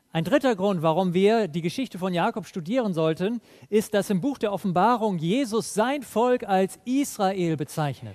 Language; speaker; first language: German; native; German